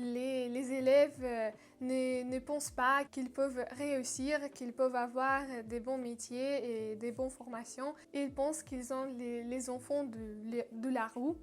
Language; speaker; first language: French; non-native, learner; Russian